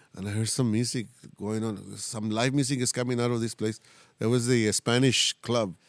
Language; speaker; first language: English; non-native, fluent; Spanish